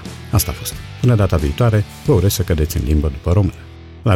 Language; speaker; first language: Romanian; native; Romanian